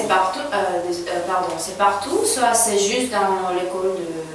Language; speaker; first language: French; non-native, learner; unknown